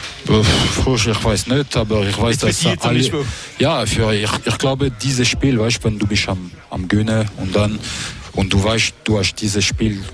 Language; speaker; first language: German; non-native, local second language; French